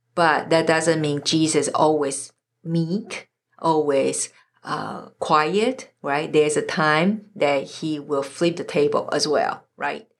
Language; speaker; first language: English; non-native, fluent; Chinese